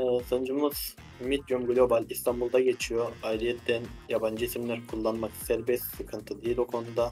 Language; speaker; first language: Turkish; native; Turkish